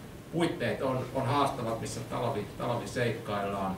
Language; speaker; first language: Finnish; native; Finnish